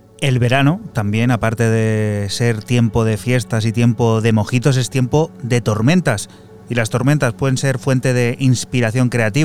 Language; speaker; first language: Spanish; native; Spanish